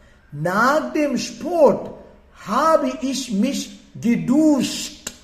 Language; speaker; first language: German; non-native, fluent; Sinhala